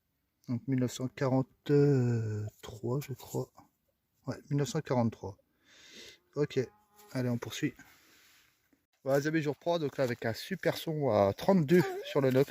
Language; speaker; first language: French; native; French